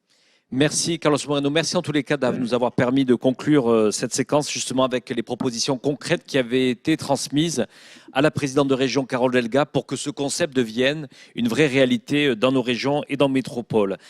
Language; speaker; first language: French; native; French